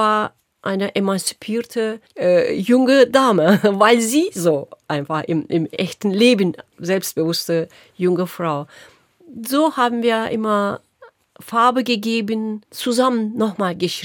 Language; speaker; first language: German; non-native, local second language; Turkish